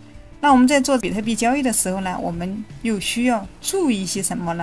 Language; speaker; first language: Chinese; native; Chinese